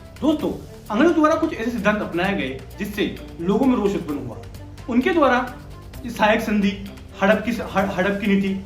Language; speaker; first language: Hindi; non-native, local second language; Bangla